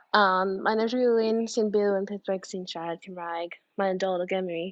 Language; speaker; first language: Welsh; non-native, fluent; English